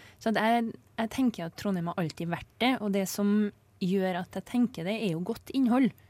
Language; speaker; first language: Norwegian; native; Norwegian